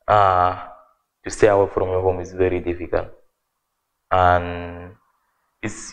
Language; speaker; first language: English; non-native, learner; Arabic